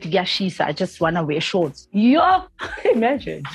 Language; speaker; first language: English; non-native, local second language; Zulu